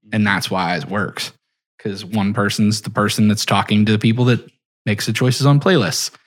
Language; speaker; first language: English; native; English